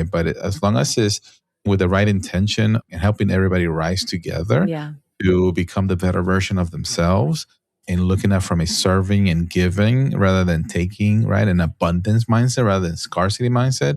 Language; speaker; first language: English; non-native, fluent; Spanish